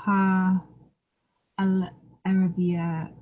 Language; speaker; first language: Arabic; non-native, learner; English